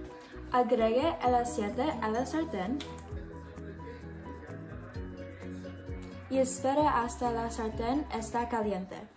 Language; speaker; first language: Spanish; non-native, learner; English